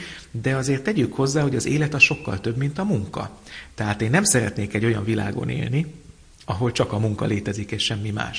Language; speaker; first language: Hungarian; native; Hungarian